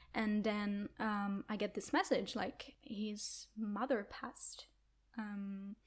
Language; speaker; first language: English; non-native, fluent; Italian